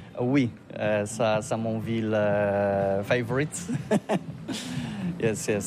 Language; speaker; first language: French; non-native, learner; Polish